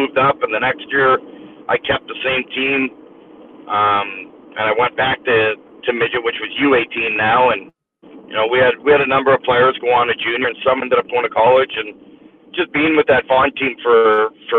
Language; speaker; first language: English; native; English